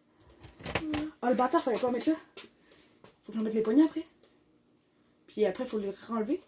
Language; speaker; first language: French; native; French